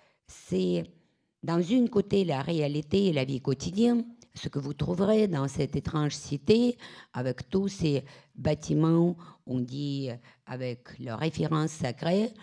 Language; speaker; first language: French; non-native, fluent; Russian